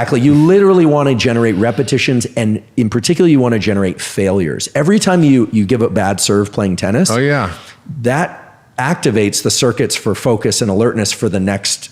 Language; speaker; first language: English; native; English